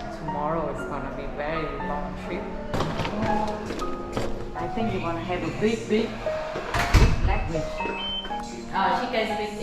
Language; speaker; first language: English; non-native, learner; Vietnamese